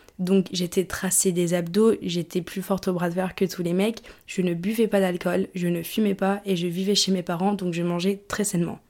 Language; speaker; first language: French; early bilingual, other home language; English